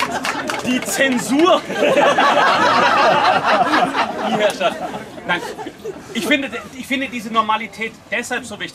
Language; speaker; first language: German; native; German